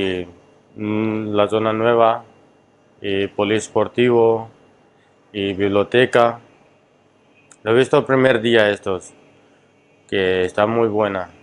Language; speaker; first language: Spanish; non-native, fluent; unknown